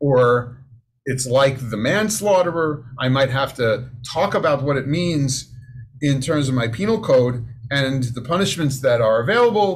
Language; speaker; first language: English; native; English